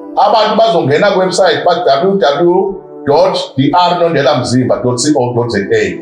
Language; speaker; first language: Zulu; native; Zulu